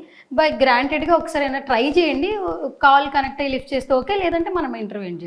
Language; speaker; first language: Telugu; native; Telugu